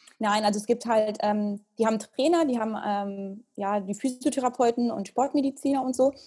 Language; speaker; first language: German; early bilingual, heritage; Italian